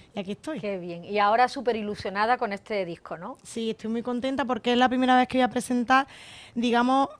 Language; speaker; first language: Spanish; native; Spanish